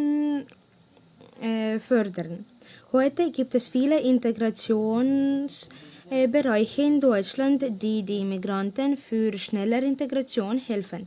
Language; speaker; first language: German; non-native, learner; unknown